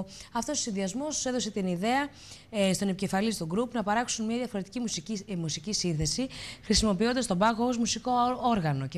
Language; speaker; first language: Greek; native; Greek